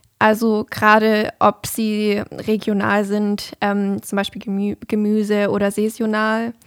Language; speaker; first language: German; native; German